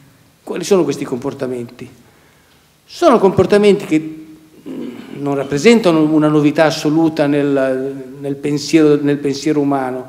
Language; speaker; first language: Italian; native; Italian